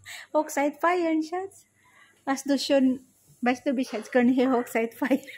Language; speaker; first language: German; non-native, learner; Filipino